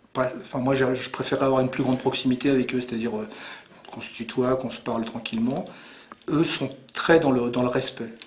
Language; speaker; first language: French; native; French